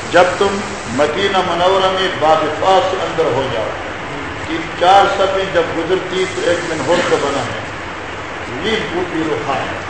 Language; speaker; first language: Urdu; non-native, local second language; Pashto